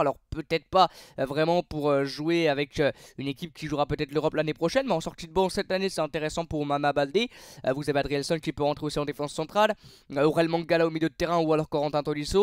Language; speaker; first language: French; native; French